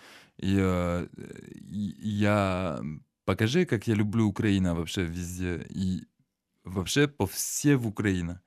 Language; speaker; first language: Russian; non-native, learner; French